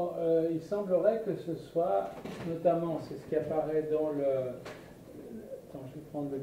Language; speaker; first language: French; native; French